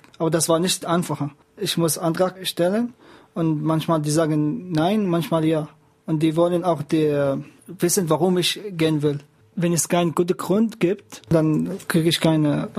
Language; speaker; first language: German; non-native, learner; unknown